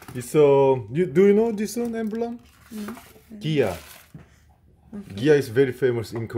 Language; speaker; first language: English; non-native, learner; Korean